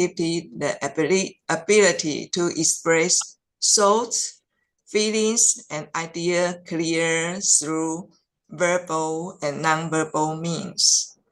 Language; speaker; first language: English; non-native, fluent; Chinese